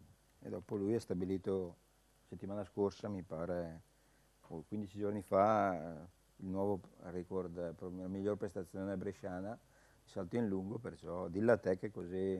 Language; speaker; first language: Italian; native; Italian